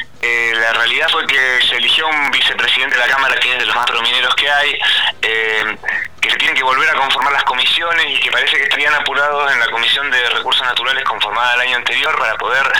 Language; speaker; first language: Spanish; native; Spanish